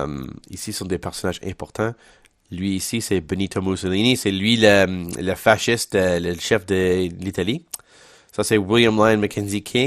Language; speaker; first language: French; non-native, local second language; English